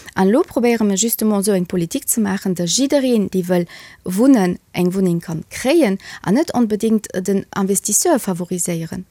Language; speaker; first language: Luxembourgish; early bilingual, other home language; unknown